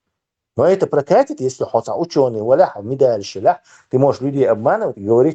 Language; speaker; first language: Russian; non-native, local second language; Chechen